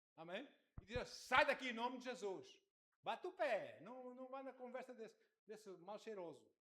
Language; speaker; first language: Portuguese; native; Portuguese